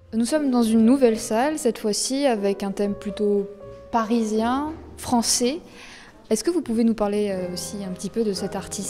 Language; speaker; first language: French; native; French